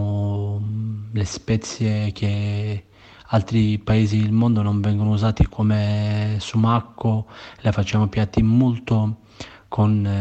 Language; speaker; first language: Italian; non-native, learner; Kurdish